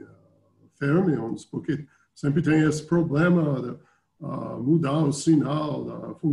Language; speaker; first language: Portuguese; non-native, fluent; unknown